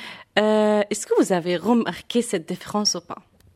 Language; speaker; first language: French; non-native, fluent; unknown